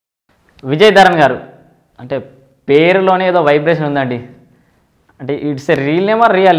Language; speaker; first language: Telugu; native; Telugu